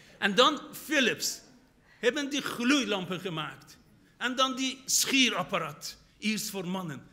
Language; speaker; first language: Dutch; non-native, fluent; Persian